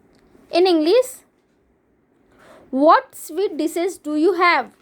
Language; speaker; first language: English; non-native, local second language; Hindi